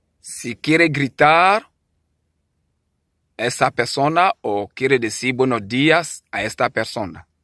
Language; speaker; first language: Spanish; non-native, learner; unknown